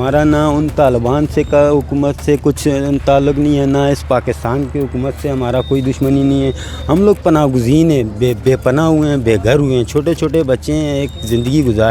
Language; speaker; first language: Hindi; non-native, fluent; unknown